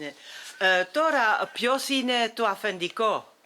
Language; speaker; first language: Greek; non-native, learner; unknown